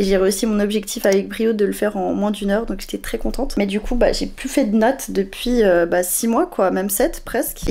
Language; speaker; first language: French; native; French